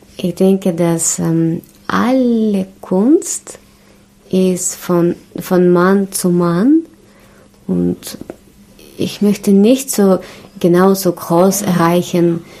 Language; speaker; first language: German; non-native, learner; Russian